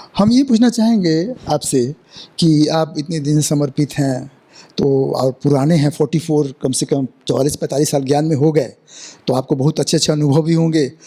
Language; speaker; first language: Hindi; native; Hindi